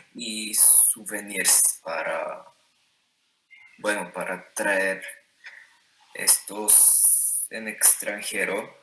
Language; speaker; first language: Spanish; non-native, learner; Bulgarian